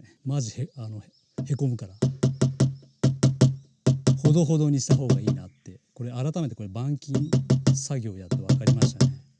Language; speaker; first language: Japanese; native; Japanese